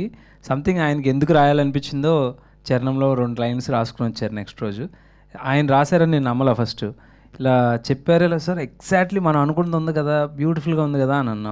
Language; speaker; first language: Telugu; native; Telugu